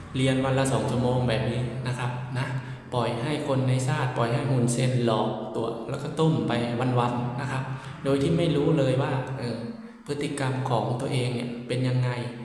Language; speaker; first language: Thai; native; Thai